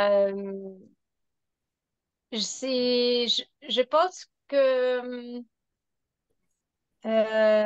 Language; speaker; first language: French; non-native, fluent; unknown